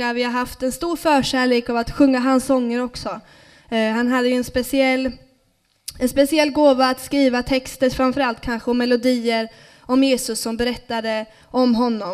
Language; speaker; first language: Swedish; native; Swedish